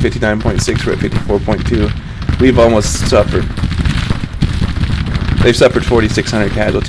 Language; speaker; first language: English; native; English